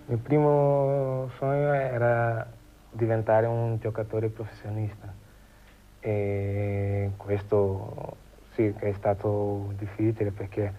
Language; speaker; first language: Italian; non-native, learner; Portuguese